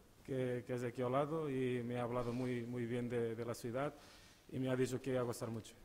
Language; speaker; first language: Spanish; non-native, learner; Portuguese